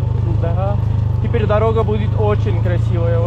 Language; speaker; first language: Russian; non-native, learner; Urdu